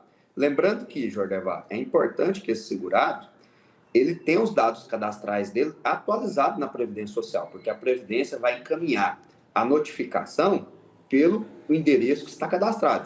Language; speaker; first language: Portuguese; native; Portuguese